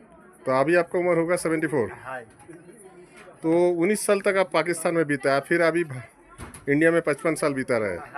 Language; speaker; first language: Hindi; non-native, local second language; Bangla